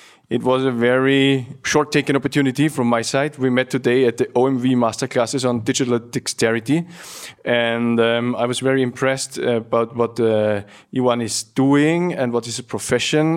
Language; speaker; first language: English; non-native, fluent; German